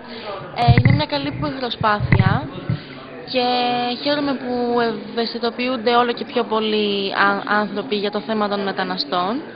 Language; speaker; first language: Greek; early bilingual, other home language; Bulgarian